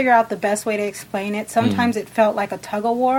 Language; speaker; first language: English; native; English